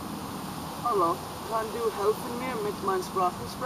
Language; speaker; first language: German; non-native, learner; English